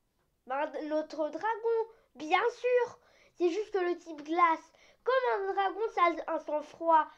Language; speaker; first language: French; native; French